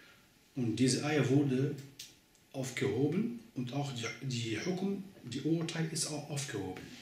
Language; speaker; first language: German; non-native, learner; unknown